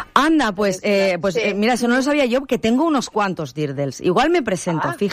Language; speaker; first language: Spanish; native; Spanish